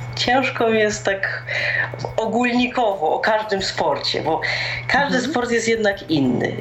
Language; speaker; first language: Polish; native; Polish